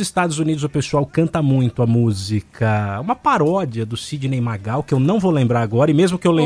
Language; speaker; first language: Portuguese; native; Portuguese